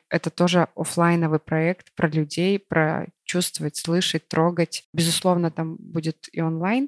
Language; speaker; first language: Russian; native; Russian